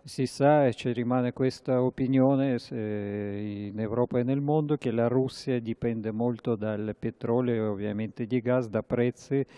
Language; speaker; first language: Italian; non-native, fluent; Russian